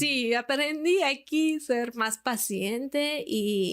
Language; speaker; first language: Spanish; non-native, fluent; Persian